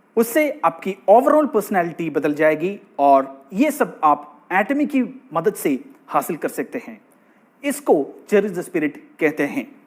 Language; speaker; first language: Hindi; non-native, local second language; Malayalam